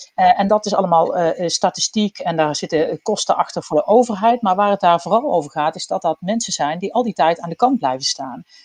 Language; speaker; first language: Dutch; native; Dutch